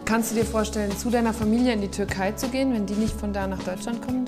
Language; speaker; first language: German; native; German